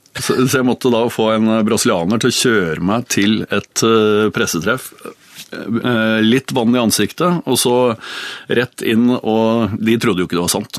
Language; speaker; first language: Norwegian; native; Norwegian